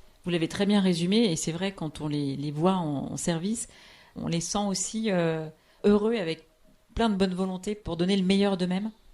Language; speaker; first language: French; native; French